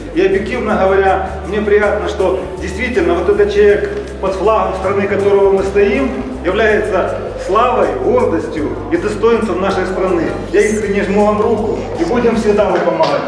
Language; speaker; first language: Russian; native; Russian